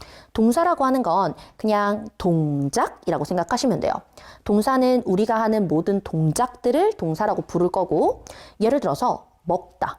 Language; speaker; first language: Korean; native; Korean